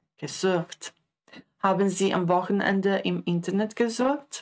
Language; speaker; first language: German; non-native, fluent; Croatian